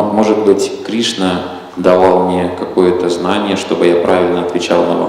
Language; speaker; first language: Russian; native; Russian